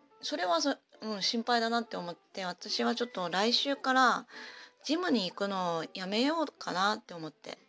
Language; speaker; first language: Japanese; native; Japanese